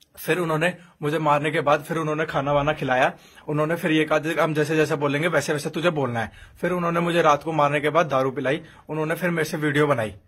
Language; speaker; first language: Hindi; native; Hindi